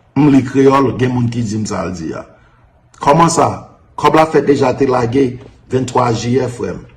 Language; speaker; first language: Haitian Creole; early bilingual, heritage; Haitian Creole